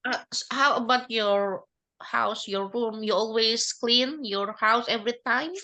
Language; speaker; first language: English; non-native, learner; Indonesian